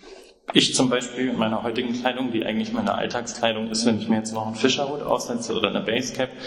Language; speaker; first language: German; native; German